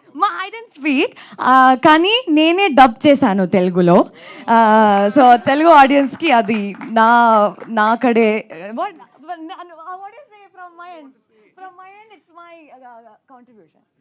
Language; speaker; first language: Telugu; non-native, learner; Kannada